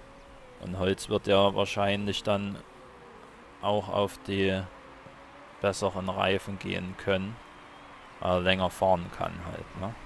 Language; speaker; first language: German; native; German